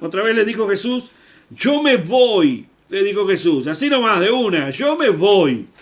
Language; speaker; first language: Spanish; native; Spanish